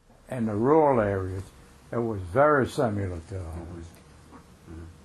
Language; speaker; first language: English; early bilingual, other home language; French